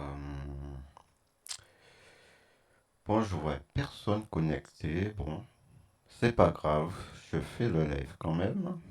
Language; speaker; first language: French; native; French